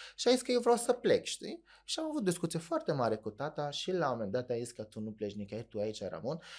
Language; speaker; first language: Romanian; non-native, fluent; Arabic